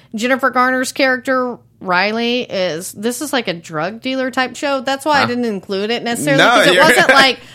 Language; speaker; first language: English; native; English